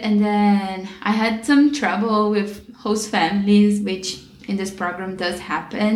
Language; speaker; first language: English; non-native, fluent; Portuguese